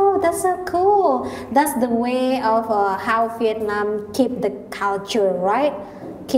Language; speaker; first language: English; non-native, learner; Indonesian